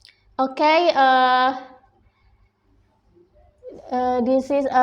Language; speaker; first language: English; non-native, learner; Indonesian